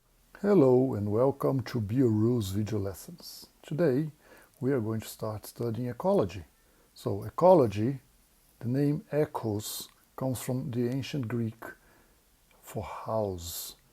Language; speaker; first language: English; non-native, fluent; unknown